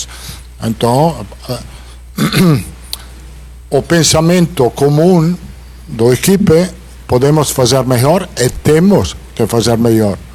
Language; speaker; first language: Portuguese; non-native, fluent; Italian